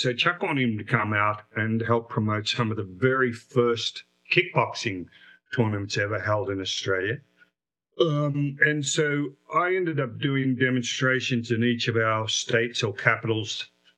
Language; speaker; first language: English; native; English